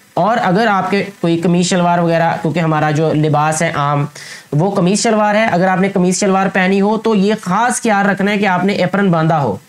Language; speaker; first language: Urdu; non-native, local second language; Punjabi